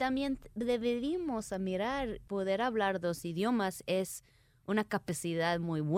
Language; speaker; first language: Spanish; early bilingual, heritage; Spanish